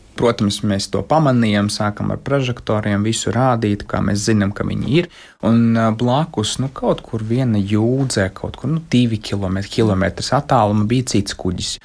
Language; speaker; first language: Latvian; non-native, local second language; Russian